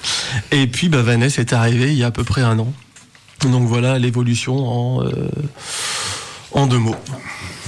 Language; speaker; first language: French; native; French